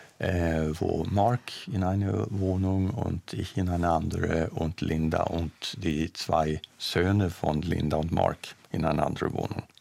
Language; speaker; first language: German; non-native, fluent; Swedish